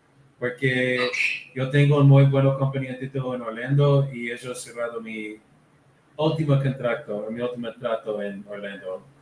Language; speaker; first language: Spanish; non-native, learner; English